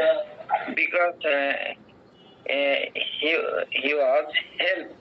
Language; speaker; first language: English; non-native, learner; Bangla